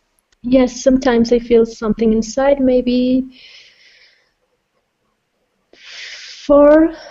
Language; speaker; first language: English; non-native, fluent; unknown